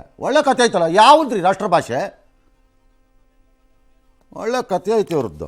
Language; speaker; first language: Kannada; native; Kannada